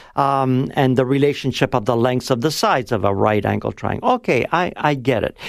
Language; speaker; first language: English; native; English